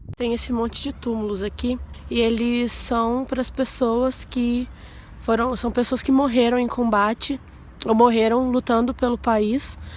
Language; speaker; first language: Portuguese; native; Portuguese